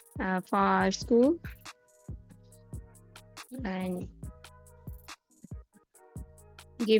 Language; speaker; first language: English; non-native, learner; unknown